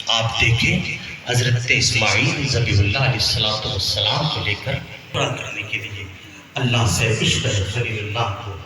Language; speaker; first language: Urdu; native; Urdu